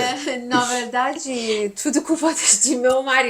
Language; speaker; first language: Portuguese; non-native, learner; Persian